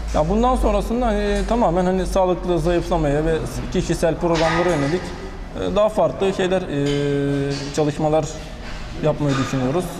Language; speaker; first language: Turkish; native; Turkish